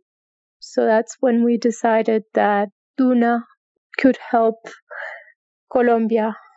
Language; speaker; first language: English; non-native, fluent; Spanish